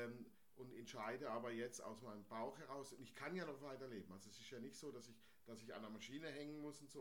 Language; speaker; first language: German; native; German